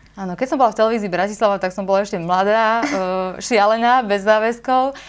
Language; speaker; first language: Slovak; native; Slovak